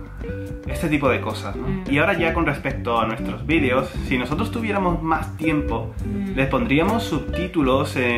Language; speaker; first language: Spanish; native; Spanish